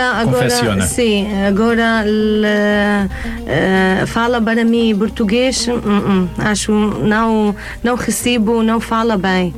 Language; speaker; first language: Portuguese; non-native, learner; Arabic